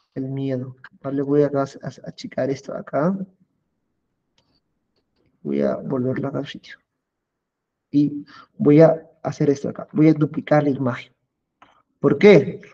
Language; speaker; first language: Spanish; native; Spanish